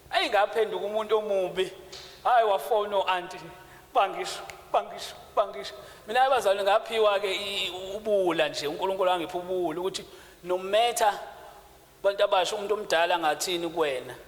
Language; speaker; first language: Zulu; native; Zulu